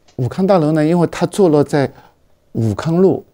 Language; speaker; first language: Chinese; native; Chinese